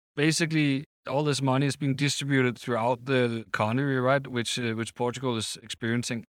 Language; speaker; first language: English; non-native, fluent; Danish